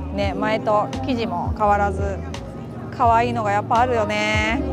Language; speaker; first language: Japanese; native; Japanese